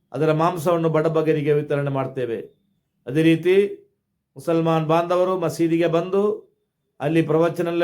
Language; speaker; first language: Kannada; non-native, local second language; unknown